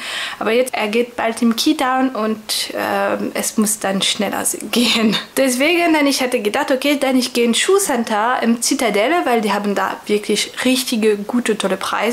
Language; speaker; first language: German; non-native, fluent; French